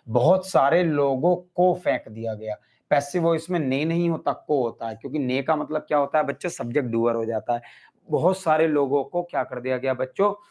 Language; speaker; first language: Hindi; native; Hindi